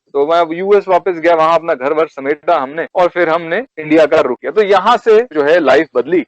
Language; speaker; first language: Hindi; native; Hindi